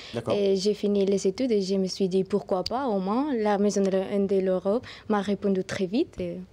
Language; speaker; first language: French; non-native, learner; Spanish